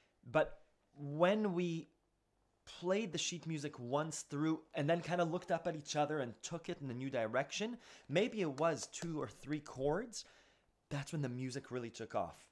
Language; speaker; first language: English; native; English